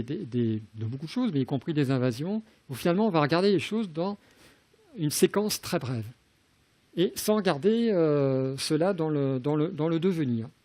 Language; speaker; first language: French; native; French